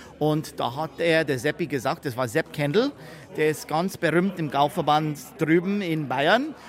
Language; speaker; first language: German; non-native, fluent; English